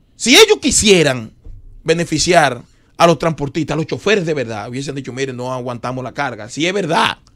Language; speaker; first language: Spanish; native; Spanish